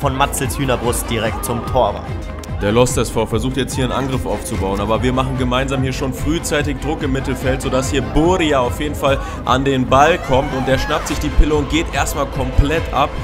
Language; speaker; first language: German; native; German